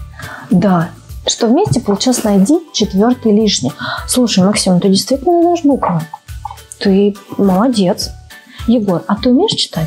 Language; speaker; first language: Russian; native; Russian